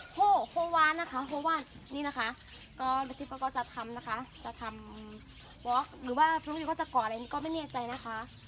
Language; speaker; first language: Thai; non-native, local second language; Khün